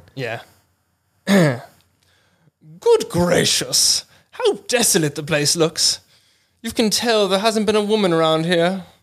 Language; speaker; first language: English; native; English